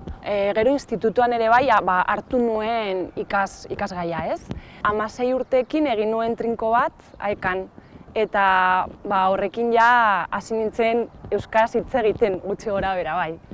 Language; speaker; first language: Basque; non-native, local second language; Spanish